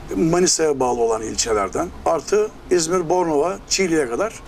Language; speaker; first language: Turkish; native; Turkish